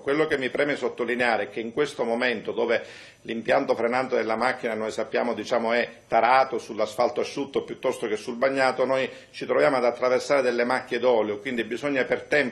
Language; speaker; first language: Italian; native; Italian